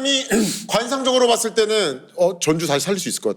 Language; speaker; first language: Korean; native; Korean